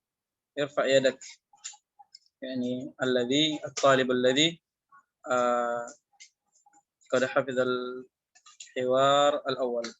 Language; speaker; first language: Arabic; non-native, fluent; Indonesian